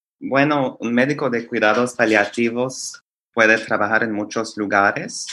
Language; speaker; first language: Spanish; non-native, fluent; English